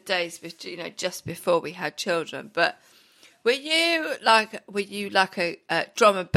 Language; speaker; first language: English; native; English